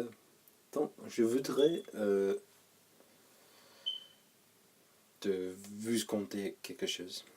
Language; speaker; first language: French; non-native, learner; English